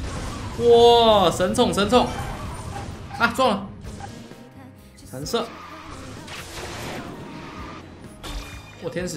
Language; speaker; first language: Chinese; native; Chinese